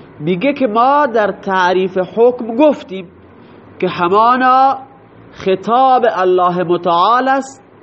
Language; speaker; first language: Persian; non-native, local second language; Baluchi